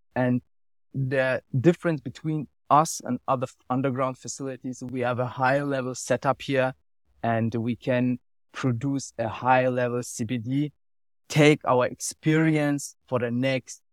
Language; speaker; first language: English; non-native, learner; German